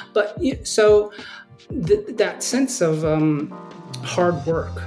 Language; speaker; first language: English; native; English